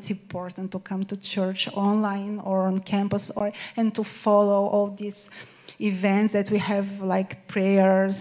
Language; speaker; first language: English; non-native, fluent; Bulgarian